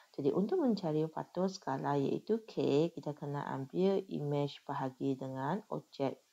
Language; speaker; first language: Malay; non-native, local second language; Chinese